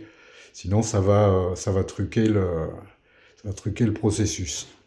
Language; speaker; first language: French; native; French